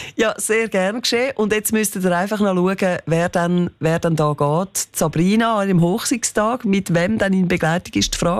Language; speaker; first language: German; native; German